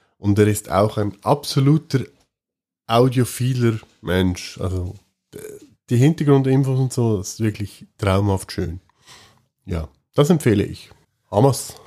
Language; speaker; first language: German; native; German